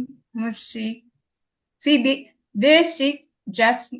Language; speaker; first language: German; non-native, learner; Filipino